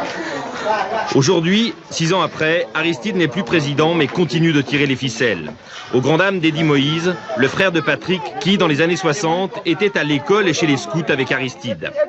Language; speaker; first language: French; native; French